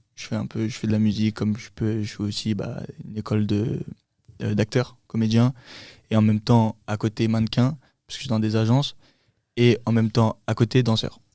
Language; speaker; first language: French; early bilingual, other home language; Turkish